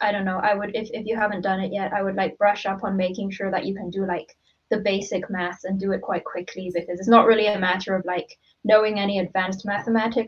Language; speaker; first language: English; non-native, local second language; Cantonese